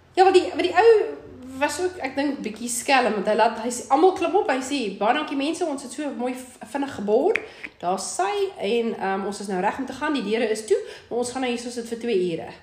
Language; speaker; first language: Afrikaans; native; Afrikaans